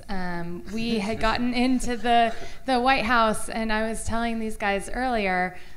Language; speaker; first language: English; native; English